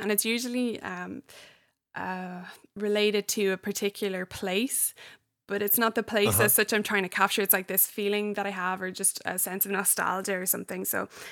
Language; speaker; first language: English; native; English